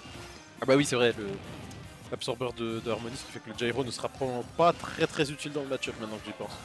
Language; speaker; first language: French; native; French